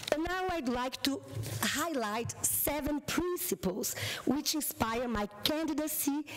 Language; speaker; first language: English; non-native, fluent; Portuguese